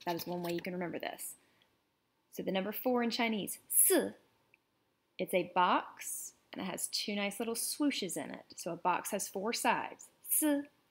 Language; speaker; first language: English; native; English